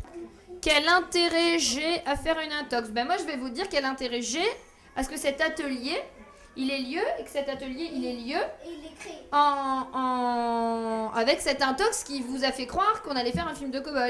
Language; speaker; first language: French; native; French